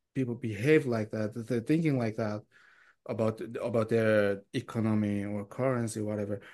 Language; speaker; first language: English; non-native, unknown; Korean